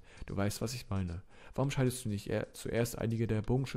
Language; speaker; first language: German; native; German